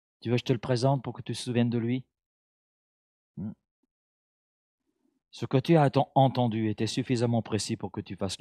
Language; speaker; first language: French; native; French